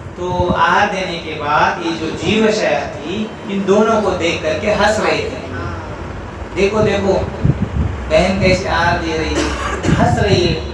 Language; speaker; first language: Hindi; non-native, local second language; Marathi